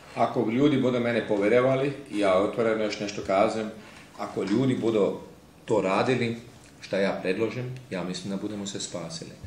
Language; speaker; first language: Croatian; early bilingual, heritage; Croatian